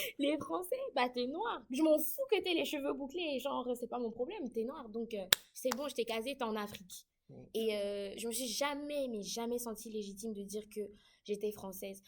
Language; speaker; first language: French; native; French